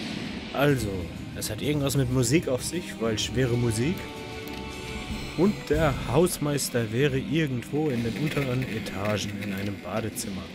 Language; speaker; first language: German; native; German